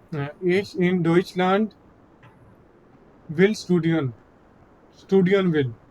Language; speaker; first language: German; non-native, learner; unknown